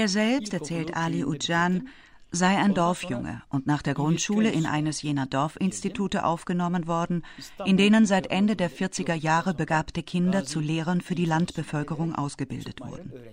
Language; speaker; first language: German; native; German